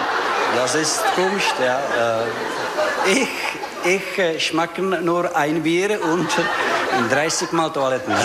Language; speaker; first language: German; non-native, learner; Czech